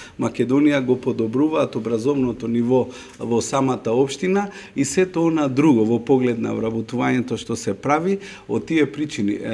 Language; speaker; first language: Macedonian; non-native, local second language; Romany